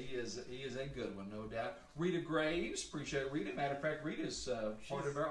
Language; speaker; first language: English; native; English